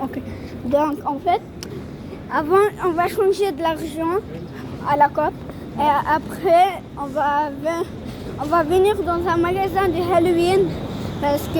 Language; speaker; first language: French; non-native, learner; Arabic